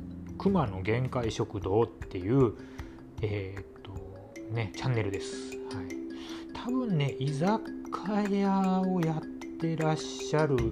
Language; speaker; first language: Japanese; native; Japanese